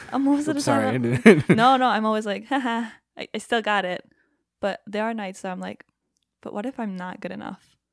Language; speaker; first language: English; non-native, fluent; Japanese